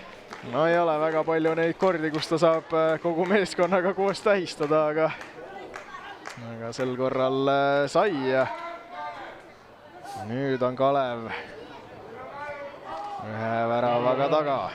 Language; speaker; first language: Estonian; native; Estonian